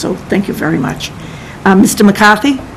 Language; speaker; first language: English; native; English